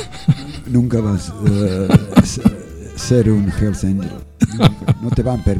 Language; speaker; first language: Spanish; non-native, learner; English